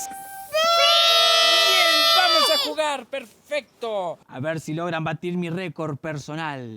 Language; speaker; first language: Spanish; native; Spanish